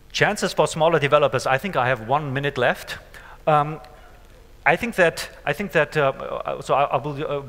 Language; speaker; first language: English; non-native, fluent; German